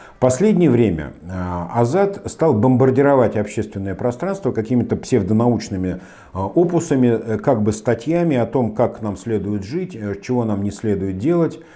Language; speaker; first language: Russian; native; Russian